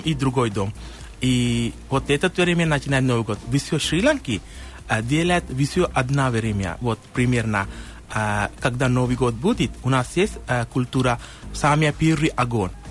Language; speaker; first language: Russian; non-native, learner; Sinhala